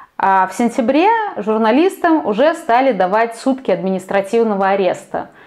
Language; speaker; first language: Russian; native; Russian